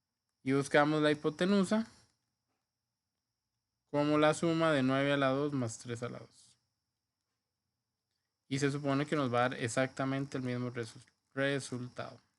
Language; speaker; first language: Spanish; native; Spanish